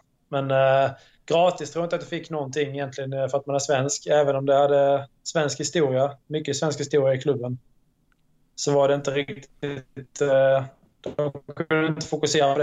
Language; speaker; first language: Swedish; native; Swedish